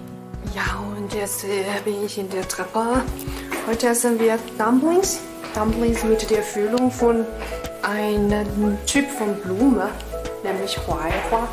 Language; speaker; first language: German; non-native, fluent; Chinese